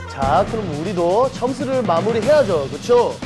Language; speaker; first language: Korean; non-native, learner; English